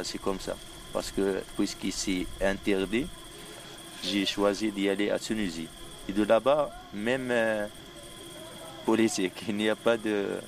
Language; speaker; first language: French; non-native, local second language; Arabic